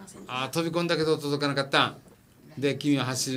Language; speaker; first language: Japanese; native; Japanese